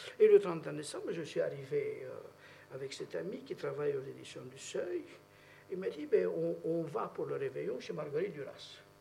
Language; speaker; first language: French; non-native, fluent; Romanian